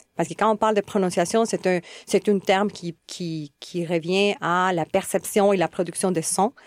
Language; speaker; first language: French; non-native, fluent; Spanish